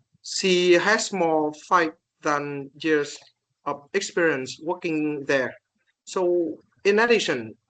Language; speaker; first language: English; non-native, learner; Vietnamese